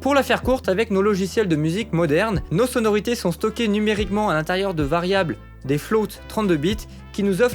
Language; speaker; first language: French; native; French